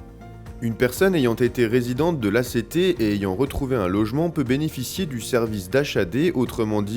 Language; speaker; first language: French; native; French